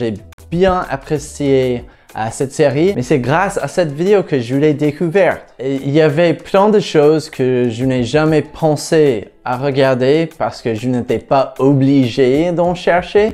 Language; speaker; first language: French; non-native, fluent; English